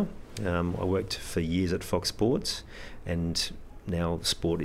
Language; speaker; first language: English; native; English